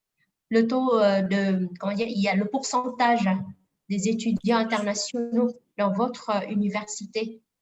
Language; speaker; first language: French; non-native, fluent; Vietnamese